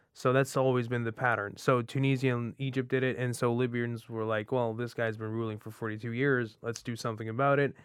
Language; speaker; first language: English; early bilingual, other home language; Arabic